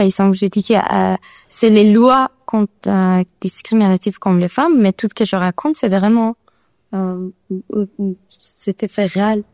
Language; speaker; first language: French; non-native, learner; Persian